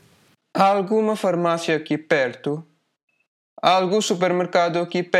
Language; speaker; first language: Portuguese; non-native, learner; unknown